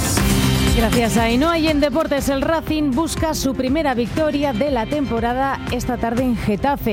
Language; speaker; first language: Spanish; native; Spanish